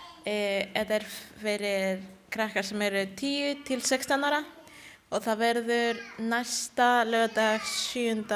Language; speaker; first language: Icelandic; non-native, learner; Spanish